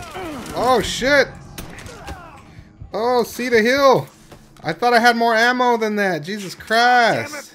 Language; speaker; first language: English; native; English